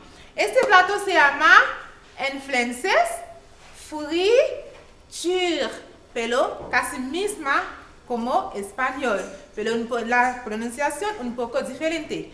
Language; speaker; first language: Spanish; non-native, learner; Haitian Creole